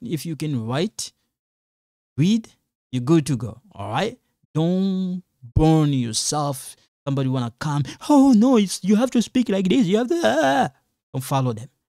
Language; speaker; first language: English; non-native, fluent; Lingala